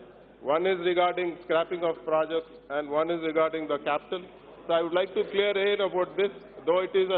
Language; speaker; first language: English; non-native, local second language; Telugu